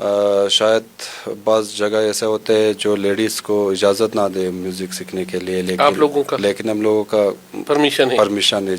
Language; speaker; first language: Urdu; non-native, local second language; Hazaragi